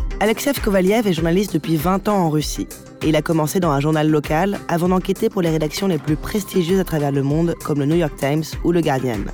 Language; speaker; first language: French; native; French